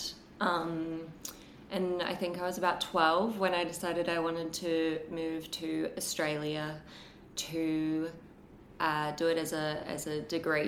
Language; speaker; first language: English; native; English